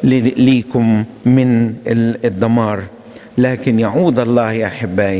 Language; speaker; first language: Arabic; native; Arabic